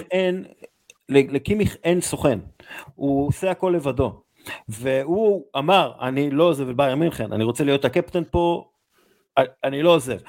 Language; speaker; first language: Hebrew; native; Hebrew